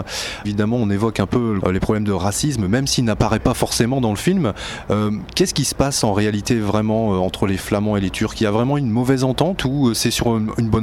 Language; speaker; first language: French; native; French